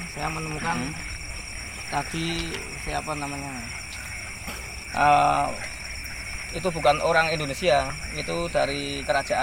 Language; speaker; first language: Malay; non-native, local second language; Javanese